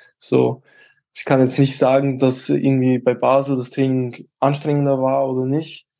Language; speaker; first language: German; early bilingual, other home language; Albanian